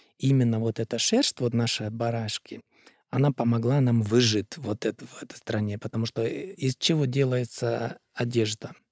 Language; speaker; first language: Russian; non-native, fluent; Icelandic